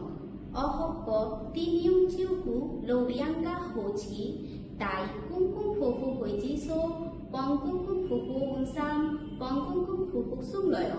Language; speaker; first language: Cantonese; non-native, learner; Bangla